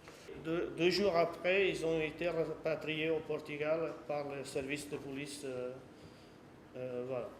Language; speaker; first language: French; non-native, fluent; Portuguese